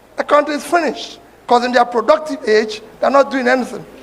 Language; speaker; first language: English; non-native, local second language; Igbo